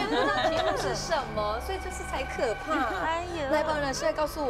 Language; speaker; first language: Chinese; native; Chinese